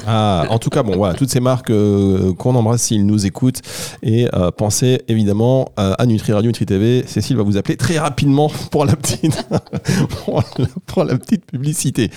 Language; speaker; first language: French; native; French